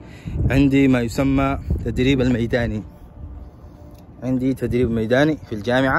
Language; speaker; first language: Arabic; non-native, local second language; Somali